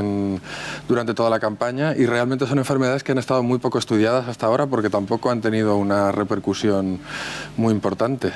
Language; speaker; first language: Spanish; native; Spanish